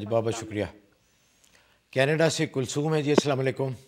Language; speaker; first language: Urdu; native; Urdu